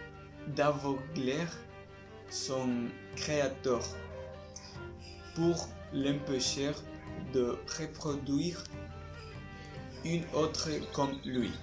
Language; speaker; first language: French; non-native, learner; Spanish